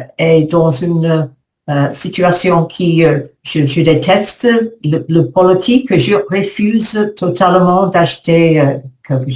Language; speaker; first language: French; non-native, learner; English